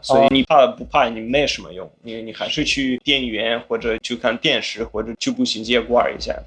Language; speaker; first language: Chinese; non-native, fluent; Ukrainian